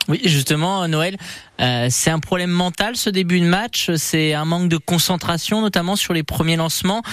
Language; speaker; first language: French; native; French